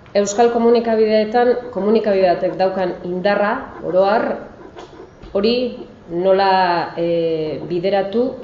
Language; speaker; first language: Basque; native; Basque